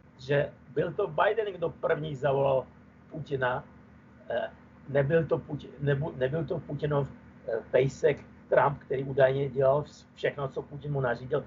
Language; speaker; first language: Czech; non-native, fluent; Russian